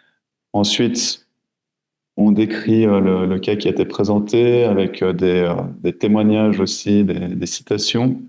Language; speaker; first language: French; native; French